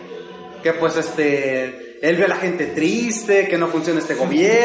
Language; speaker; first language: Spanish; native; Spanish